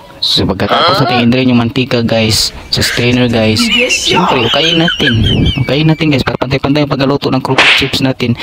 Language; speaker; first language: Filipino; non-native, local second language; Cebuano